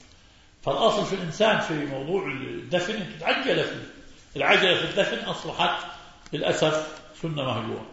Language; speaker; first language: Arabic; native; Arabic